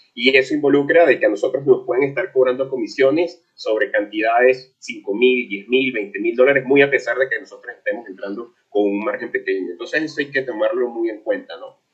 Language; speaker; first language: Spanish; native; Spanish